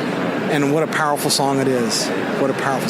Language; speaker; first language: English; native; English